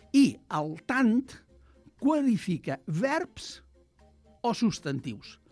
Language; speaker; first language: Catalan; native; Catalan